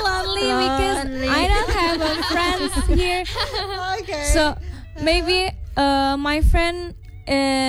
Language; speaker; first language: English; non-native, learner; Indonesian